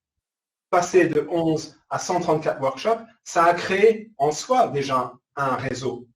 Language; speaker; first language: French; native; French